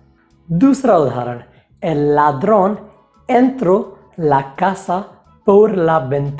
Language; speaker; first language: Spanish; non-native, fluent; Hindi